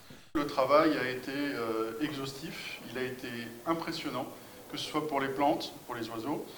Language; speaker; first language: French; native; French